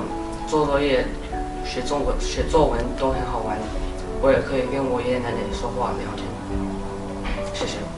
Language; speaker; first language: Chinese; early bilingual, heritage; Chinese